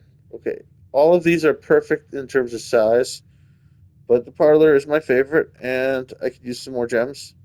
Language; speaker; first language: English; native; English